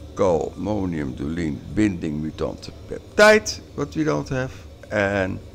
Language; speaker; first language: English; non-native, learner; Dutch